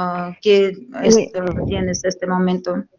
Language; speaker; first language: Spanish; non-native, learner; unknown